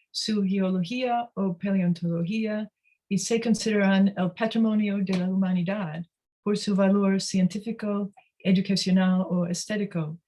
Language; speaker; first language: Spanish; non-native, learner; English